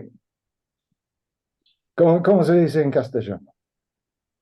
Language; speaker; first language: Spanish; non-native, fluent; English